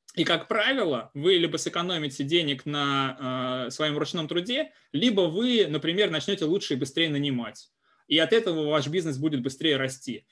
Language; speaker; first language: Russian; native; Russian